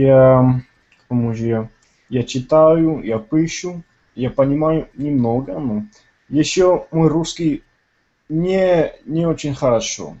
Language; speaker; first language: Russian; non-native, learner; Tamil